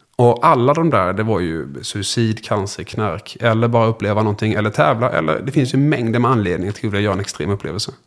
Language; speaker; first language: Swedish; native; Swedish